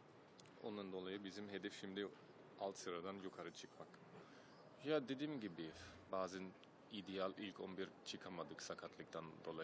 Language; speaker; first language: Turkish; early bilingual, heritage; German